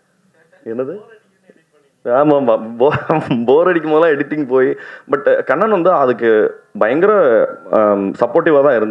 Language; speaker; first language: Tamil; native; Tamil